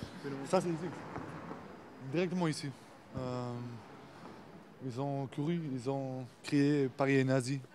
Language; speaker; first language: French; non-native, fluent; Turkish